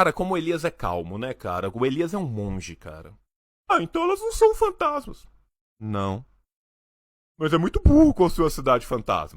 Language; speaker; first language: Portuguese; native; Portuguese